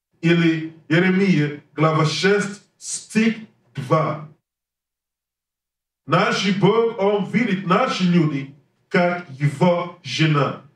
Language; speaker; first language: Russian; non-native, learner; English